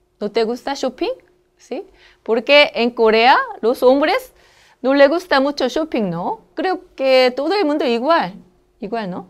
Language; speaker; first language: Spanish; non-native, learner; Korean